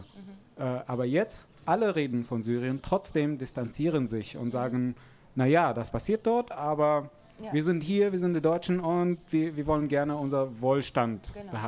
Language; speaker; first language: German; non-native, fluent; Arabic